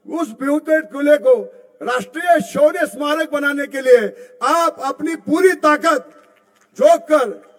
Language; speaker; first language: Hindi; non-native, local second language; Marathi